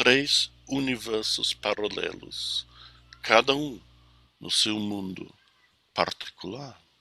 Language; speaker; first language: Portuguese; non-native, fluent; English